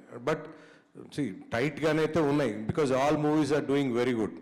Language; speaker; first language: Telugu; native; Telugu